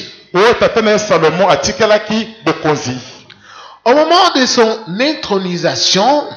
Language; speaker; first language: French; non-native, local second language; Lingala